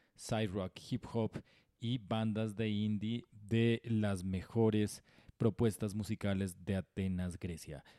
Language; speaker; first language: Spanish; native; Spanish